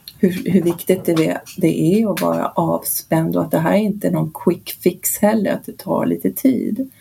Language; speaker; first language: Swedish; early bilingual, heritage; Swedish